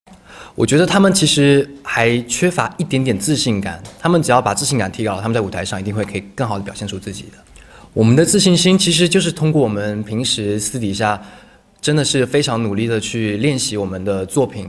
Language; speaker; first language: Chinese; native; Chinese